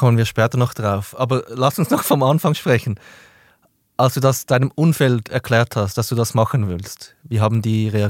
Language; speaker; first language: German; native; German